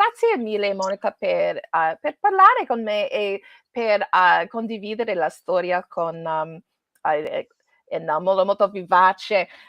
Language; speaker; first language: Italian; non-native, learner; English